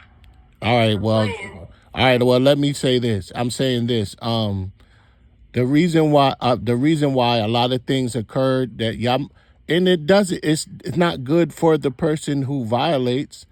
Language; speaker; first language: English; native; English